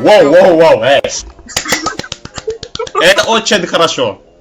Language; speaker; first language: Russian; non-native, learner; Indonesian